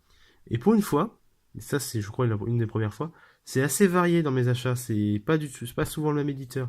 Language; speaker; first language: French; native; French